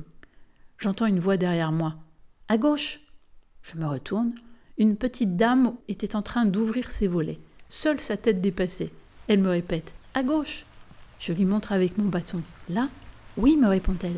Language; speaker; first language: French; native; French